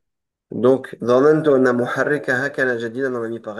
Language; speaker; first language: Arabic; non-native, learner; French